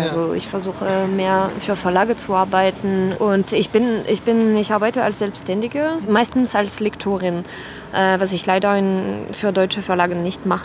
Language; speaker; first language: German; non-native, fluent; French